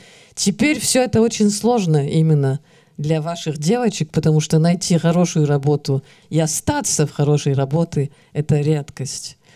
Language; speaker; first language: Russian; early bilingual, heritage; Russian